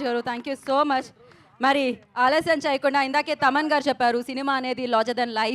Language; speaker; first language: Telugu; native; Telugu